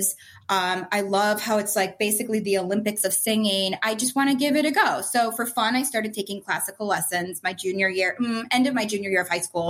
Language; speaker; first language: English; native; English